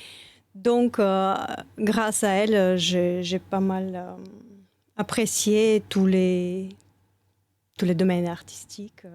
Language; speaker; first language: French; non-native, fluent; Bulgarian